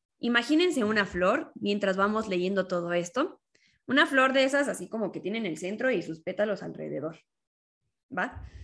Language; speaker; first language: Spanish; native; Spanish